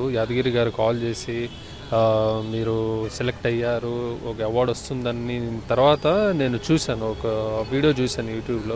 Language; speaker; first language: Telugu; native; Telugu